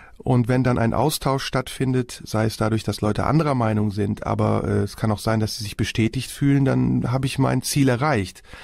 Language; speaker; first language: German; early bilingual, other home language; Turkish